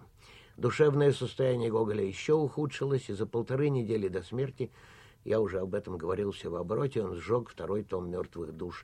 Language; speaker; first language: Russian; native; Russian